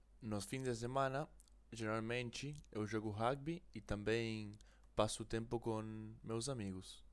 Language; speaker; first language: Portuguese; non-native, learner; Spanish